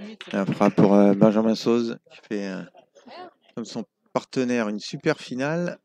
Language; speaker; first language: French; native; French